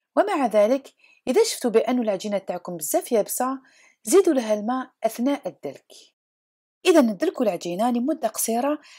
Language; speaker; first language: Arabic; non-native, local second language; Kabyle